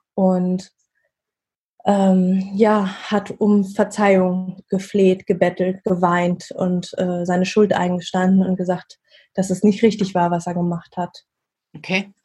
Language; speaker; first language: German; early bilingual, other home language; Vietnamese